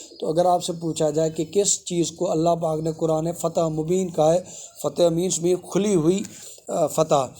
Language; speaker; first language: Urdu; non-native, local second language; Sindhi